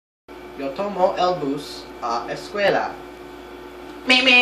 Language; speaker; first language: Spanish; non-native, learner; English